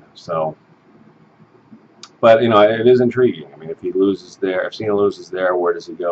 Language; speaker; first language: English; native; English